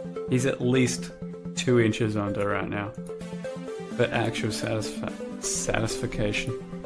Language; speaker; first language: English; early bilingual, other home language; Russian